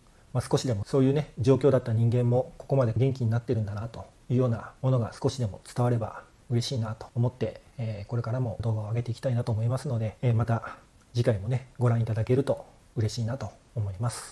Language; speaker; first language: Japanese; native; Japanese